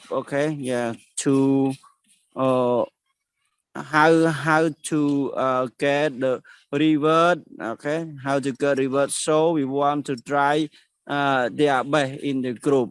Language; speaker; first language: English; non-native, learner; Khmer